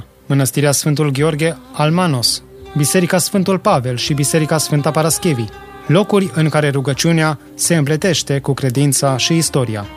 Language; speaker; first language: Romanian; native; Romanian